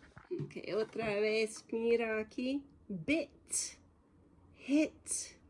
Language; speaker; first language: Spanish; non-native, fluent; English